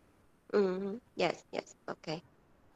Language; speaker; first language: English; non-native, learner; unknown